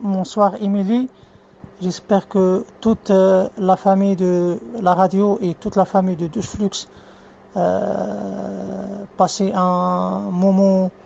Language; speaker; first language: French; non-native, fluent; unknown